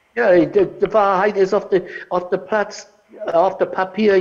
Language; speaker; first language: German; non-native, fluent; English